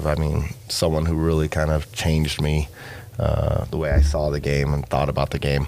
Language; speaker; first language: English; native; English